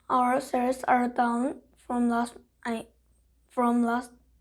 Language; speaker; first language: English; non-native, fluent; Korean